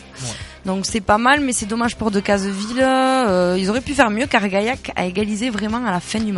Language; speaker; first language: French; native; French